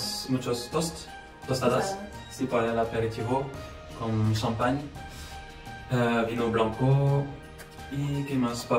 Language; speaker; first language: Spanish; non-native, learner; French